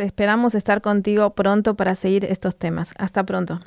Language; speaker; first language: Spanish; native; Spanish